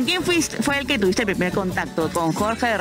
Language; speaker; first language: Spanish; native; Spanish